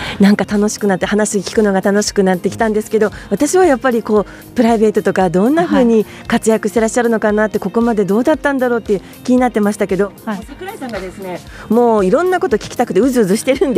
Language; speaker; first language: Japanese; native; Japanese